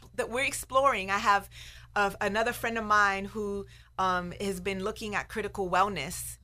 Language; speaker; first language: English; native; English